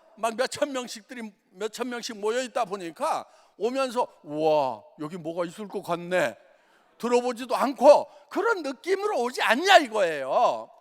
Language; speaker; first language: Korean; native; Korean